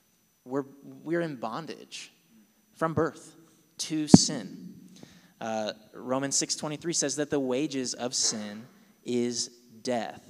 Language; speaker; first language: English; native; English